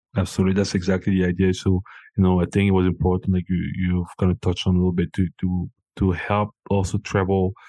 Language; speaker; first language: English; non-native, local second language; French